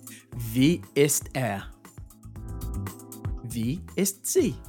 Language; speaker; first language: German; non-native, fluent; English